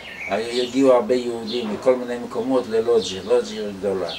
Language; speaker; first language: Hebrew; non-native, fluent; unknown